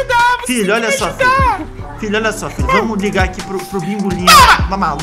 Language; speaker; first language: Portuguese; native; Portuguese